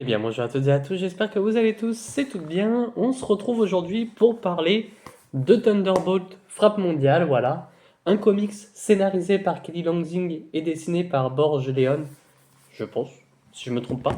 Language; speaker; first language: French; native; French